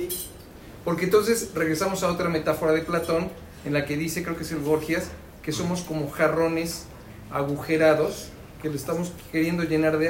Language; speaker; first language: Spanish; native; Spanish